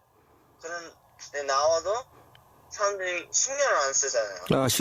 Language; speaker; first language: Korean; early bilingual, heritage; Korean